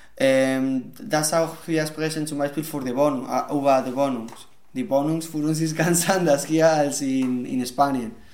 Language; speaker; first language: German; non-native, learner; Spanish